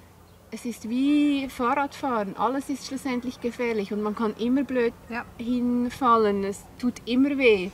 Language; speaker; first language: German; native; German